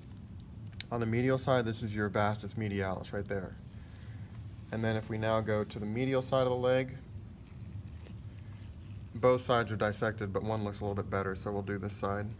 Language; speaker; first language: English; native; English